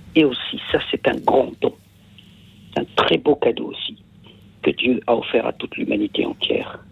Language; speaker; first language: French; non-native, local second language; Kabyle